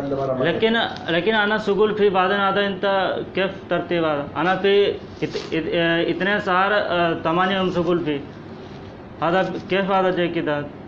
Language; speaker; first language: Arabic; non-native, learner; Hindi